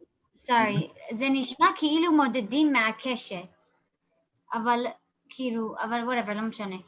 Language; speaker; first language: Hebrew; non-native, fluent; English